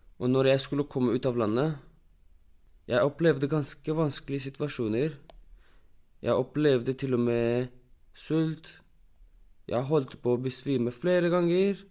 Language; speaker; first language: Norwegian; non-native, fluent; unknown